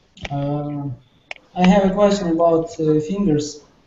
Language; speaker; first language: English; non-native, learner; Russian